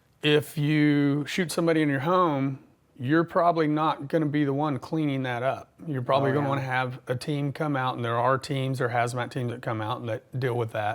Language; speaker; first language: English; native; English